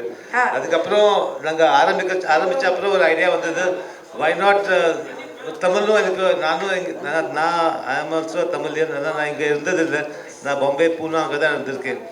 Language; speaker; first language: Tamil; early bilingual, heritage; Tamil